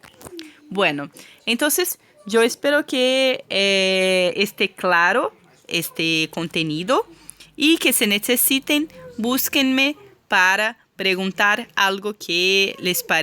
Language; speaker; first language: Spanish; non-native, fluent; Portuguese